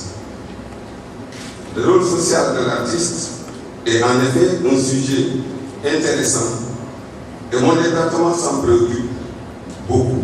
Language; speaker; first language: French; non-native, local second language; Wolof